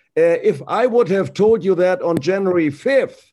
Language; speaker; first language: English; non-native, fluent; German